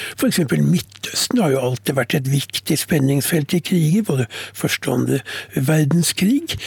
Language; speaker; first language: Norwegian; native; Norwegian